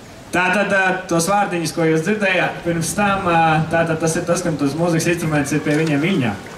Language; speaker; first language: Latvian; native; Latvian